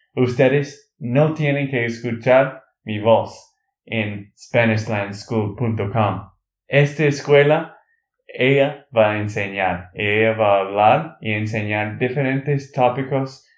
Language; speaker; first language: Spanish; non-native, learner; English